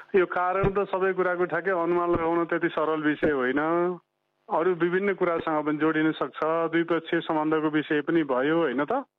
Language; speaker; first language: Nepali; native; Nepali